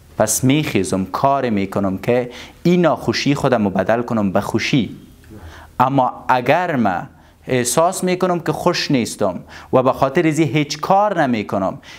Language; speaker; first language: Persian; non-native, local second language; Pashto